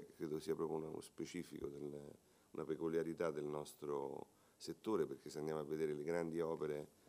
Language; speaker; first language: Italian; native; Italian